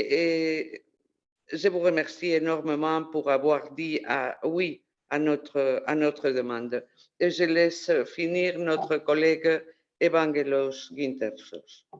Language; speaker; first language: French; non-native, fluent; Spanish